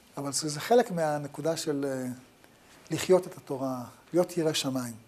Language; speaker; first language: Hebrew; native; Hebrew